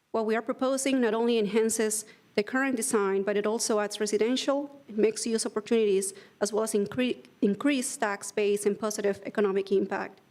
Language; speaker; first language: English; non-native, fluent; Spanish